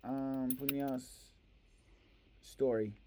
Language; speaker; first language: Indonesian; non-native, learner; English